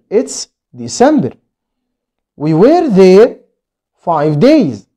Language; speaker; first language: English; non-native, fluent; Arabic